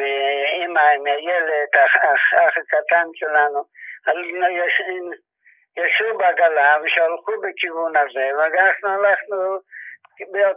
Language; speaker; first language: Hebrew; non-native, fluent; Yiddish